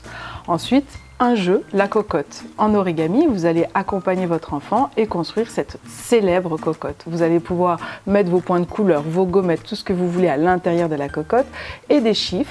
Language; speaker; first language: French; native; French